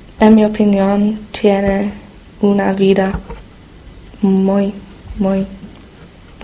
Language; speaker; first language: Spanish; non-native, learner; English